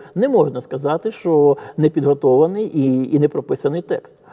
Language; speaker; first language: Ukrainian; native; Ukrainian